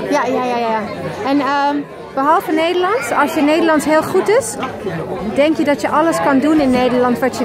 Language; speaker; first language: Dutch; non-native, fluent; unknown